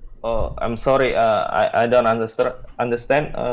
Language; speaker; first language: English; non-native, learner; Indonesian